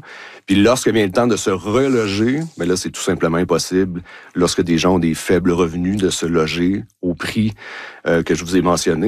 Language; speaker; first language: French; native; French